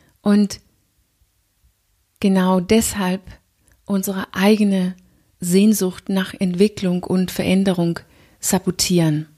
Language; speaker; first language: German; non-native, fluent; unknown